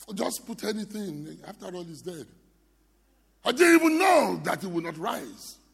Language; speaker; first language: English; non-native, local second language; Yoruba